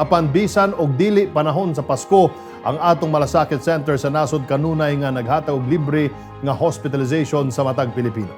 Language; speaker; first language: Cebuano; native; Cebuano